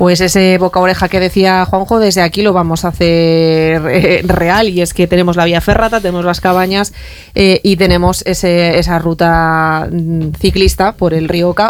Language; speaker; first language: Spanish; native; Spanish